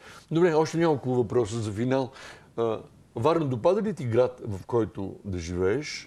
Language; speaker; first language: Bulgarian; native; Bulgarian